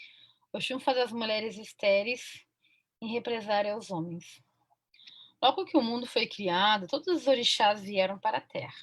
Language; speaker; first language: Portuguese; native; Portuguese